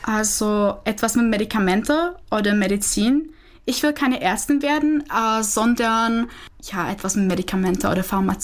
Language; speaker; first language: German; non-native, fluent; Czech